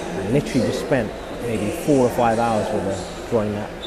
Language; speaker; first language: English; native; English